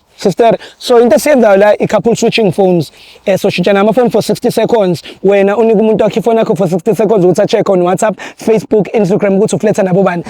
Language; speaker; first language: Zulu; native; Zulu